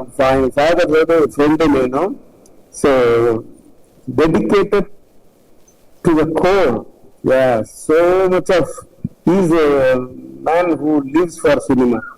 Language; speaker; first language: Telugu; non-native, learner; Tamil